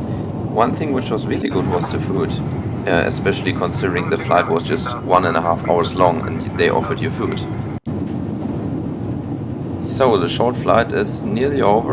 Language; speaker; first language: English; non-native, fluent; German